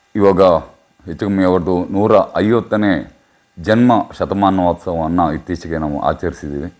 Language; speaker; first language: Kannada; non-native, local second language; Kodava